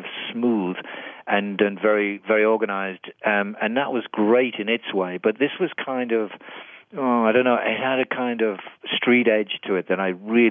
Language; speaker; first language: English; native; English